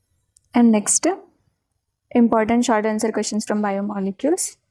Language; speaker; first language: English; non-native, local second language; Telugu